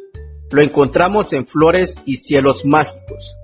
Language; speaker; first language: Spanish; non-native, local second language; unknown